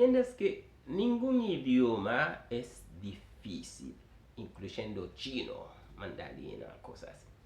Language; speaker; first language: Spanish; non-native, fluent; Haitian Creole